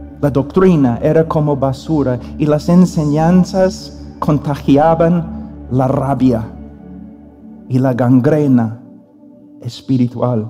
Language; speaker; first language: Spanish; non-native, fluent; English